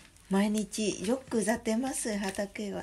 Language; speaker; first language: Japanese; non-native, learner; Vietnamese